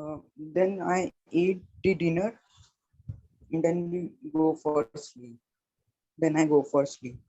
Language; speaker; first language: English; non-native, learner; Hindi